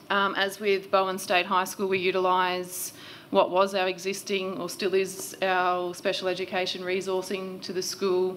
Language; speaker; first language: English; native; English